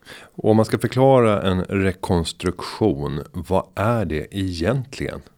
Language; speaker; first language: Swedish; native; Swedish